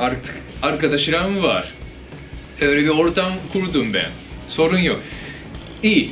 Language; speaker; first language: Turkish; non-native, fluent; Japanese